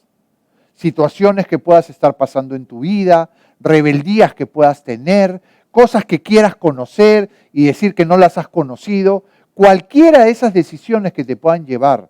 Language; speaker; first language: Spanish; native; Spanish